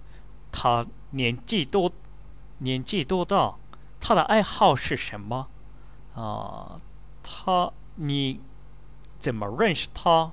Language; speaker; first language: Chinese; non-native, learner; Japanese